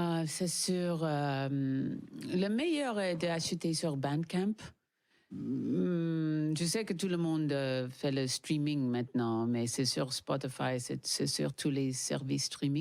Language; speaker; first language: French; non-native, learner; English